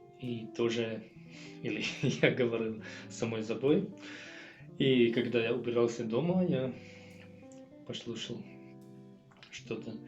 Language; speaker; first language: Russian; non-native, learner; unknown